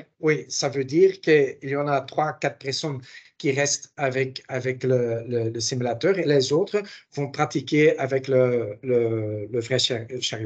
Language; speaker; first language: French; non-native, local second language; Dutch